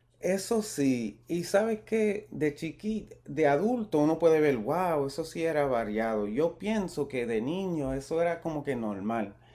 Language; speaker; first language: Spanish; early bilingual, heritage; Spanish